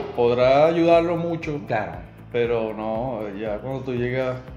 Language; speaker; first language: Spanish; native; Spanish